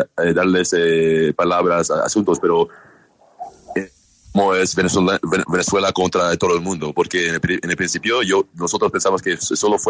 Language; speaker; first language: Spanish; non-native, learner; English